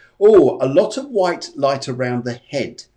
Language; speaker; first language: English; native; English